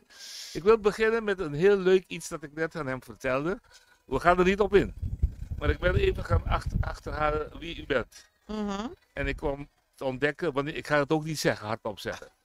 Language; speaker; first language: Dutch; non-native, local second language; Papiamento